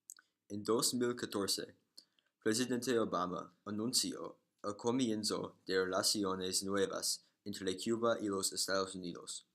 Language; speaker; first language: Spanish; non-native, learner; English